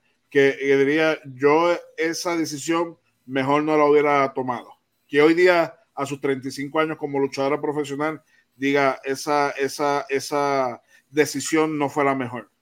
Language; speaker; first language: Spanish; native; Spanish